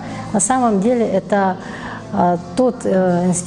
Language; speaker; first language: Russian; native; Russian